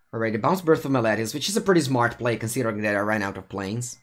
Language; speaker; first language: English; non-native, fluent; Italian